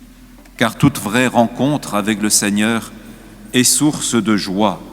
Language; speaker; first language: French; native; French